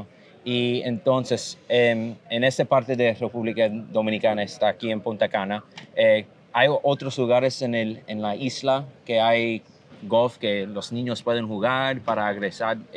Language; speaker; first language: Spanish; non-native, learner; English